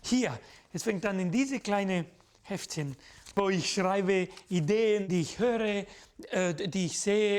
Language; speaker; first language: German; non-native, fluent; Spanish